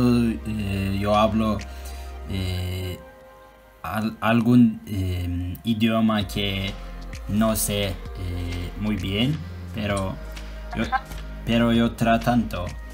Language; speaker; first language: Spanish; non-native, learner; Turkish